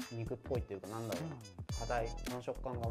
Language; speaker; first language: Japanese; native; Japanese